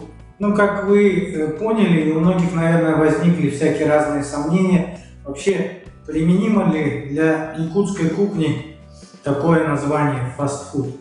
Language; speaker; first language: Russian; native; Russian